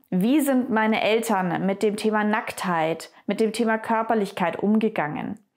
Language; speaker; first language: German; native; German